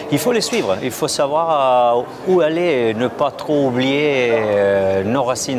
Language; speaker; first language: French; non-native, fluent; Italian